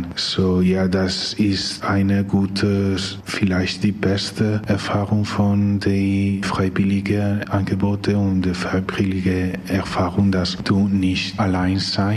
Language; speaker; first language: German; non-native, learner; Spanish